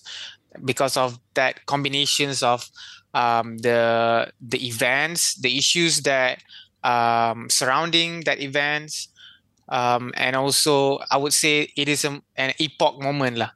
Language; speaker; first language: English; non-native, local second language; Malay